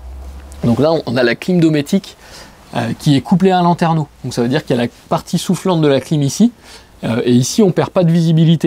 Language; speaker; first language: French; native; French